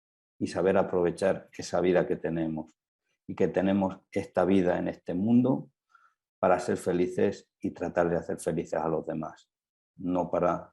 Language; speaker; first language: Spanish; native; Spanish